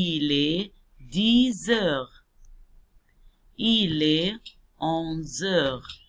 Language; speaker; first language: French; non-native, fluent; Arabic